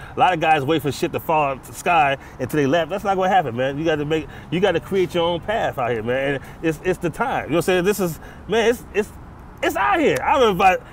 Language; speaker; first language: English; native; English